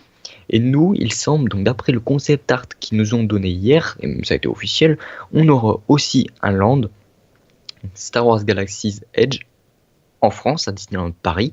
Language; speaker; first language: French; native; French